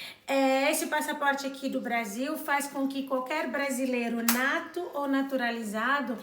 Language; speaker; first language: Portuguese; non-native, local second language; Kabuverdianu